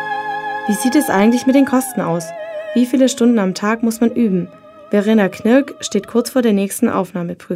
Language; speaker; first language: German; native; German